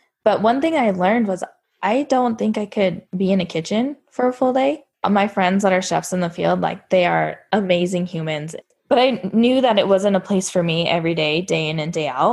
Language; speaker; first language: English; native; English